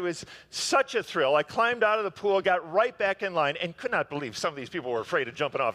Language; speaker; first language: English; native; English